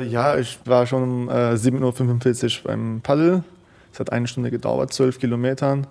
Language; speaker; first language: German; non-native, fluent; Persian